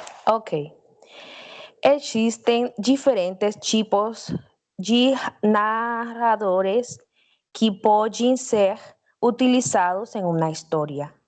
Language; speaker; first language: Portuguese; non-native, learner; Spanish